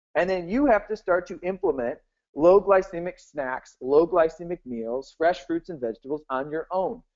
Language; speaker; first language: English; native; English